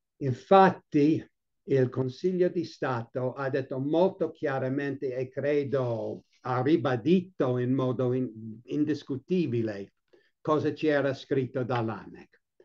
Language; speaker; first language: Italian; non-native, fluent; English